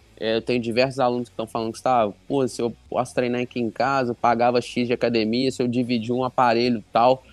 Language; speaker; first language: Portuguese; native; Portuguese